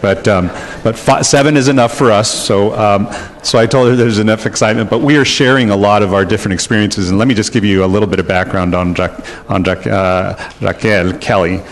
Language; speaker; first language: English; early bilingual, other home language; Spanish